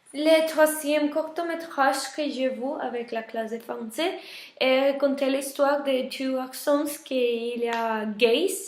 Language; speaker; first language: French; non-native, learner; Spanish